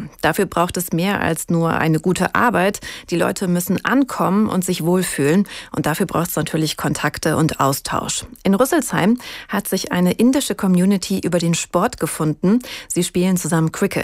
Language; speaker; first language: German; native; German